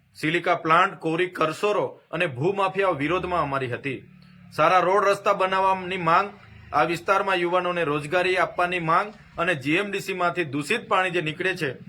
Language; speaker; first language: Gujarati; non-native, local second language; Vasavi